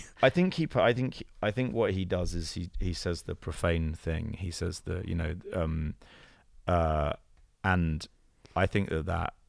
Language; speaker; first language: English; native; English